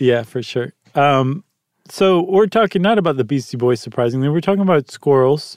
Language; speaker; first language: English; native; English